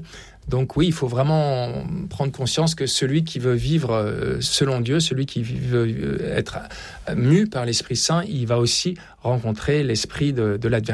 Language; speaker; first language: French; native; French